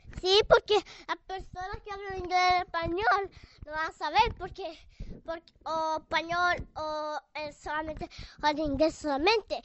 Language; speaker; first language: Spanish; early bilingual, heritage; Spanish